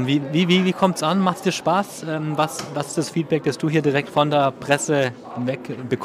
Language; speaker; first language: German; native; German